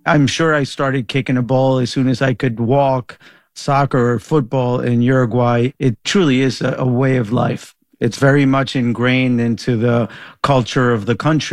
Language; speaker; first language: English; early bilingual, other home language; Spanish